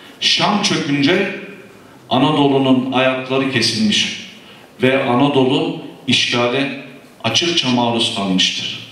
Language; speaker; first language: Turkish; native; Turkish